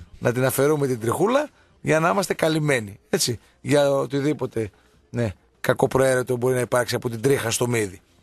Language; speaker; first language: Greek; native; Greek